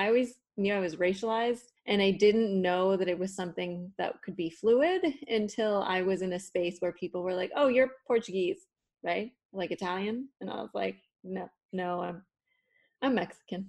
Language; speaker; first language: English; non-native, fluent; Spanish